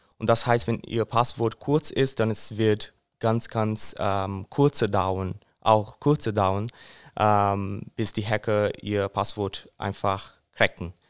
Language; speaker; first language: German; non-native, fluent; Portuguese